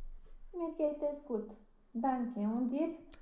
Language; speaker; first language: German; non-native, learner; Romanian